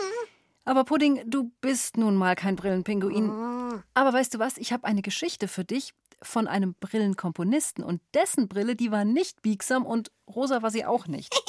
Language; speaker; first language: German; native; German